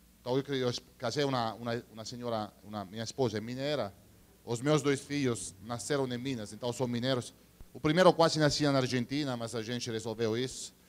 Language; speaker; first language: Portuguese; non-native, fluent; Italian